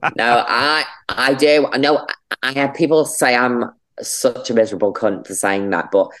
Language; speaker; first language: English; native; English